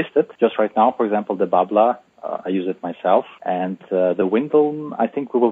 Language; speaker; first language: English; non-native, fluent; Uzbek